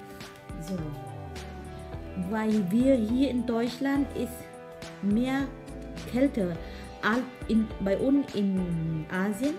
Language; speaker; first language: German; non-native, learner; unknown